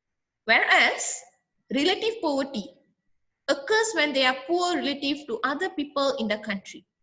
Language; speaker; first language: English; non-native, local second language; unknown